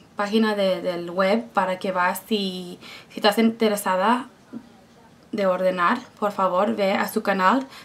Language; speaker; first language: Spanish; non-native, fluent; English